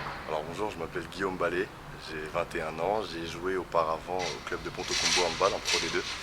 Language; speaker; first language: French; native; French